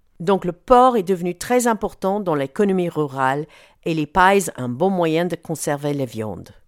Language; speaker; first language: French; non-native, fluent; English